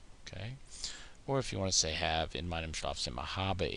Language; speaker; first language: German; non-native, fluent; English